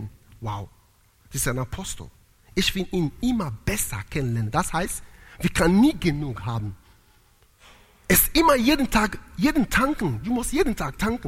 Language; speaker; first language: German; non-native, learner; Italian